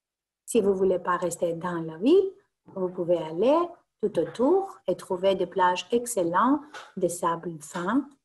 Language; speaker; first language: French; non-native, fluent; Greek